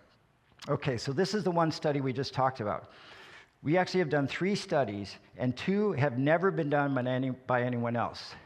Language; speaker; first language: English; native; English